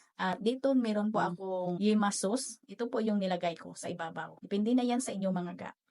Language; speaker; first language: Filipino; non-native, local second language; Cebuano